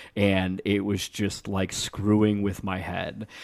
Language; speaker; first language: English; native; English